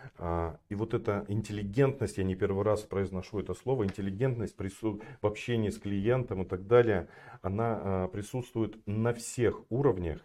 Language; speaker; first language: Russian; native; Russian